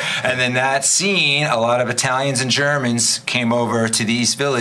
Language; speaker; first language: English; native; English